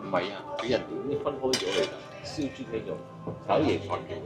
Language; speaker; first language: Cantonese; native; Cantonese